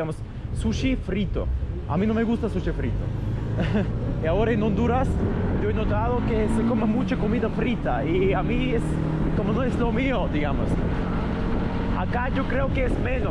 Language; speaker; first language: Spanish; non-native, fluent; Russian